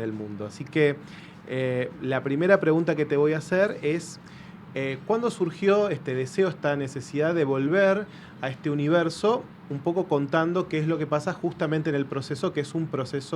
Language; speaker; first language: Spanish; native; Spanish